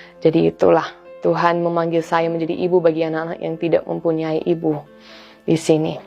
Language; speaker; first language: Indonesian; non-native, fluent; English